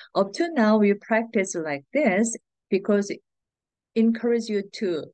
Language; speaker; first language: English; non-native, fluent; Korean